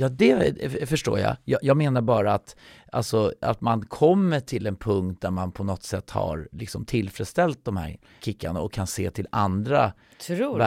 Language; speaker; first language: Swedish; native; Swedish